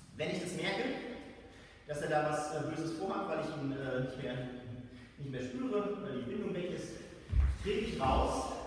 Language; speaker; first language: German; native; German